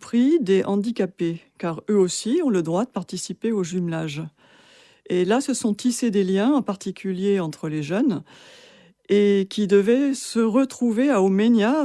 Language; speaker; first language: French; native; French